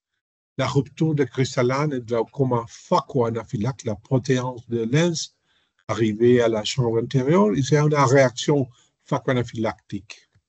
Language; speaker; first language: French; non-native, learner; Spanish